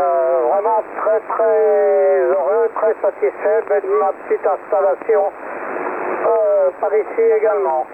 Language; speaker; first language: French; native; French